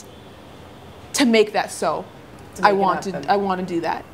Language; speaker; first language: English; native; English